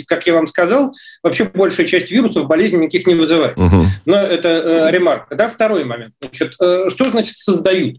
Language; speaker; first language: Russian; native; Russian